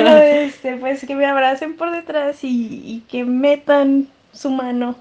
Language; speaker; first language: Spanish; native; Spanish